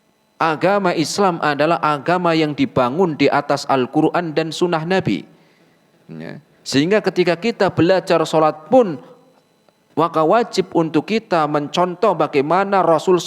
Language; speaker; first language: Indonesian; native; Indonesian